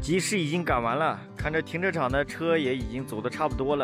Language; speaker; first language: Chinese; native; Chinese